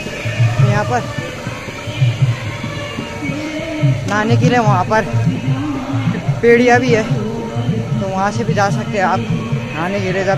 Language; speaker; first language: Hindi; non-native, local second language; Nepali